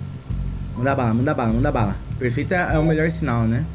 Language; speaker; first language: Portuguese; native; Portuguese